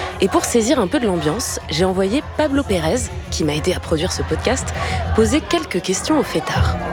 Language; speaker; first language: French; native; French